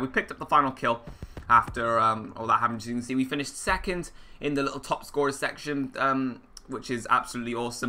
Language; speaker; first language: English; native; English